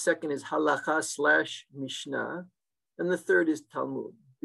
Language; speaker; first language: English; native; English